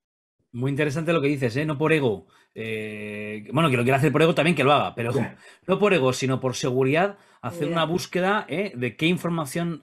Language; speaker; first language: Spanish; native; Spanish